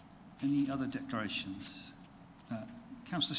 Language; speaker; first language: English; native; English